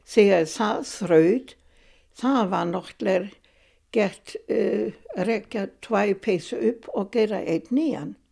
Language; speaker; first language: Icelandic; non-native, fluent; German